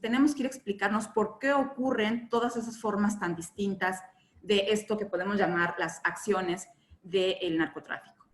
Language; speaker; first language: Spanish; native; Spanish